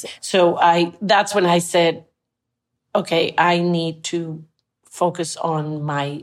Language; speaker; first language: English; non-native, fluent; Spanish